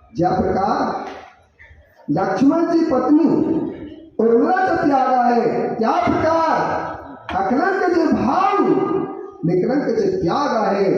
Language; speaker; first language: Hindi; native; Hindi